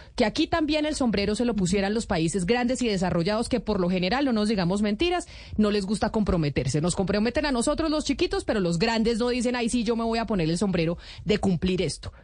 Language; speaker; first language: Spanish; native; Spanish